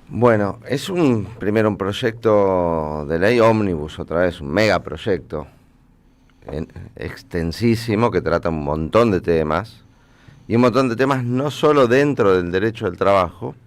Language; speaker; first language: Spanish; native; Spanish